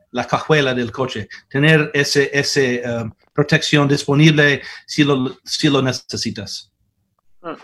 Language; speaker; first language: Spanish; non-native, fluent; English